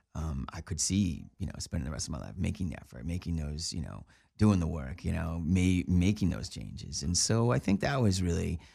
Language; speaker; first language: English; native; English